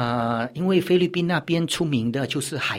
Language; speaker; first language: Chinese; early bilingual, heritage; Chinese